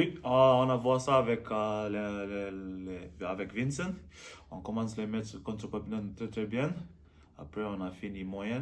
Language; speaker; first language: French; non-native, learner; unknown